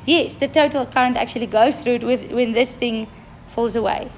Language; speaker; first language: English; non-native, local second language; Afrikaans